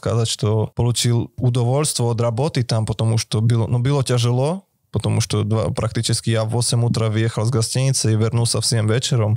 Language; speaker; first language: Russian; non-native, fluent; Slovak